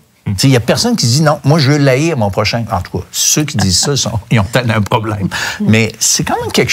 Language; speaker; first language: French; native; French